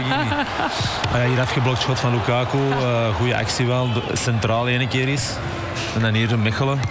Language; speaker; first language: Dutch; native; Dutch